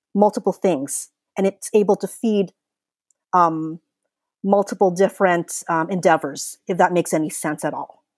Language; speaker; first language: English; early bilingual, other home language; Filipino